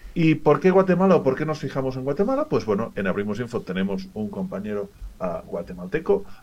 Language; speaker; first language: Spanish; native; Spanish